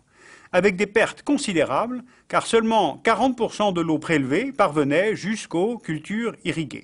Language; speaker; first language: French; native; French